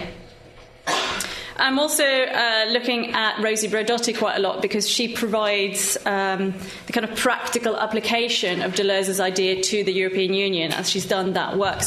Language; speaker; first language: English; non-native, fluent; Swedish